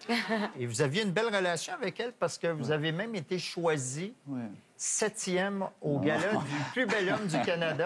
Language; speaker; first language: French; native; French